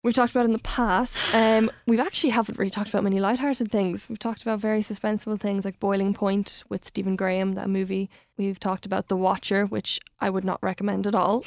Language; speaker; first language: English; native; English